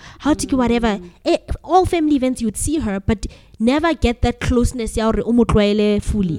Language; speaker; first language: English; non-native, local second language; Southern Sotho